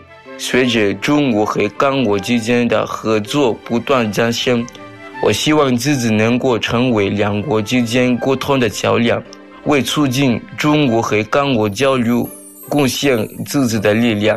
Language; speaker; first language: Chinese; non-native, fluent; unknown